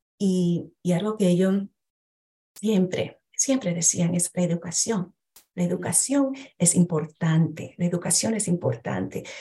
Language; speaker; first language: Spanish; early bilingual, heritage; Spanish